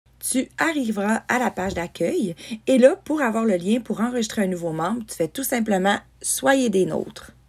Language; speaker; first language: French; native; French